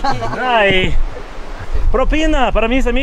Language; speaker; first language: Spanish; non-native, learner; English